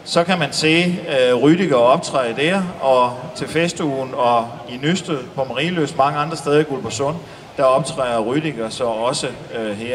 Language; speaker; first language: Danish; native; Danish